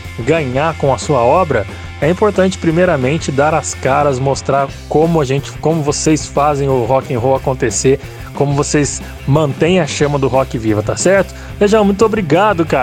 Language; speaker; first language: Portuguese; native; Portuguese